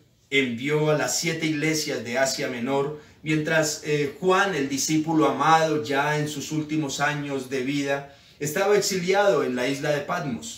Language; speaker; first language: Spanish; native; Spanish